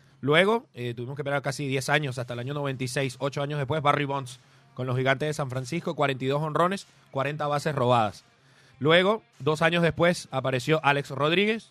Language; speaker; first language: Spanish; native; Spanish